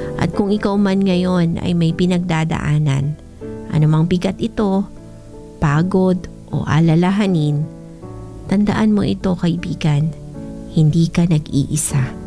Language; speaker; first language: Filipino; non-native, local second language; Bikol